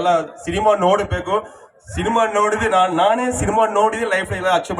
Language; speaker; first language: Kannada; non-native, local second language; Tamil